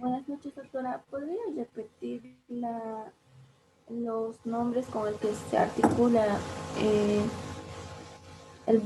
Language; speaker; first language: Spanish; native; Spanish